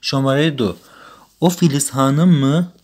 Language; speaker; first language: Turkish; non-native, fluent; Persian